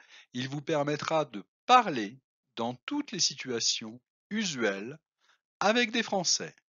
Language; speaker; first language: French; non-native, fluent; Spanish